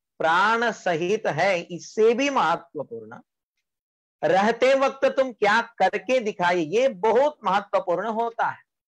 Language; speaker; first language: Hindi; non-native, local second language; Marathi